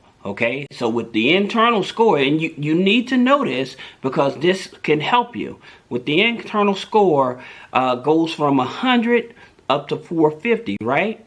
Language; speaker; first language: English; native; English